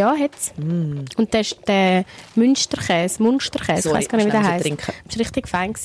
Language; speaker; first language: German; native; German